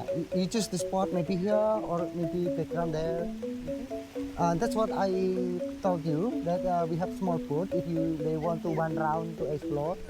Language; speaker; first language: English; non-native, learner; Indonesian